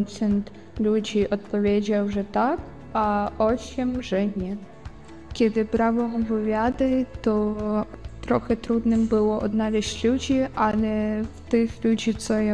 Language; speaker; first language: Polish; non-native, fluent; Ukrainian